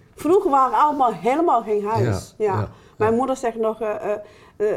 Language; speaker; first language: Dutch; non-native, fluent; Chinese